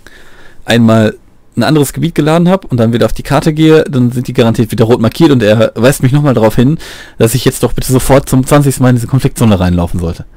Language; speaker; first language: German; native; German